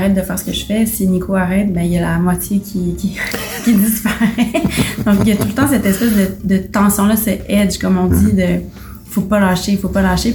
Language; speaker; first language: French; native; French